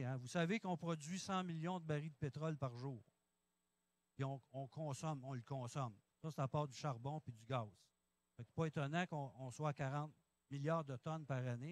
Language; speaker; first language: French; native; French